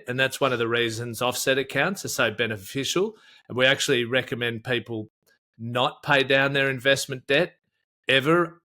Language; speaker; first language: English; native; English